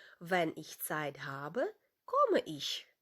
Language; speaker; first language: German; non-native, fluent; Ukrainian